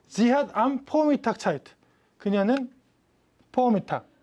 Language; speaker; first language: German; non-native, fluent; Korean